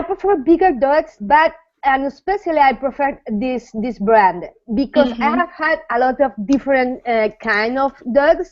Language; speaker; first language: English; non-native, fluent; Spanish